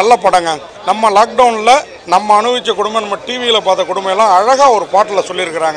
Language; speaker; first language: Tamil; native; Tamil